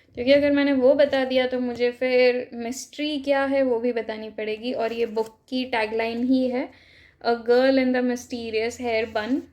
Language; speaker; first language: Hindi; native; Hindi